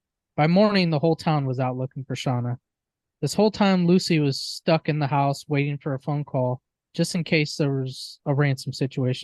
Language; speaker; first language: English; native; English